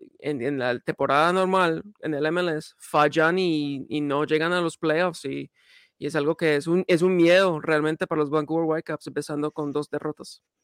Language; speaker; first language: Spanish; early bilingual, heritage; Spanish